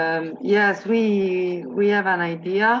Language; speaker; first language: English; non-native, learner; Italian